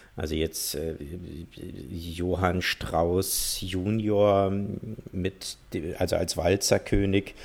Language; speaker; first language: German; native; German